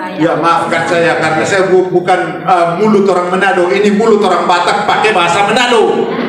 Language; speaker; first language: Indonesian; non-native, local second language; Batak Toba